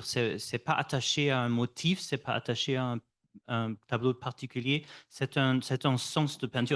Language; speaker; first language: French; non-native, fluent; English